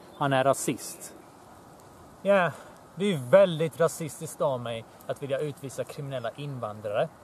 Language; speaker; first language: Swedish; early bilingual, other home language; Bosnian